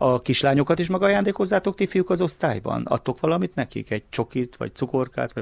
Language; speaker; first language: Hungarian; native; Hungarian